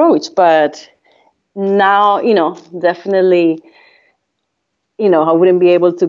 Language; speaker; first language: English; non-native, fluent; Spanish